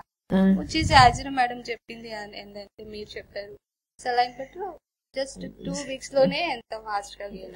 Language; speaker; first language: Telugu; non-native, learner; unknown